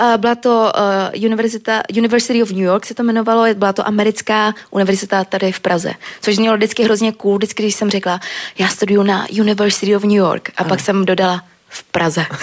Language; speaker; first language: Czech; early bilingual, other home language; Vietnamese